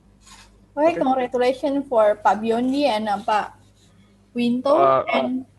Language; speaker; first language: English; non-native, learner; Indonesian